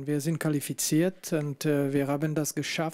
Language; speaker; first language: German; non-native, local second language; French